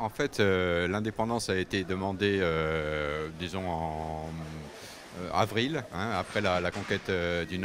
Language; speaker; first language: French; native; French